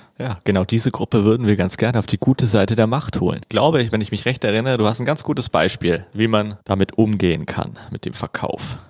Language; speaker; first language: German; native; German